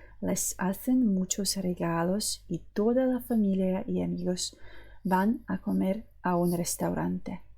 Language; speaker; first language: Spanish; non-native, fluent; Ukrainian